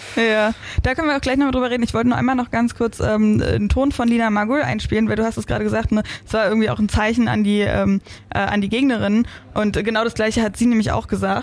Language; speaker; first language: German; native; German